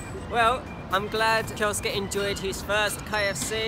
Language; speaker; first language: English; native; English